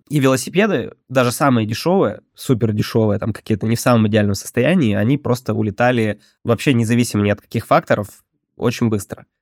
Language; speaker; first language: Russian; native; Russian